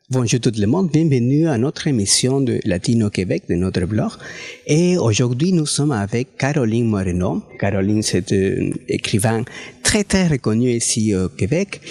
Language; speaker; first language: French; non-native, fluent; Spanish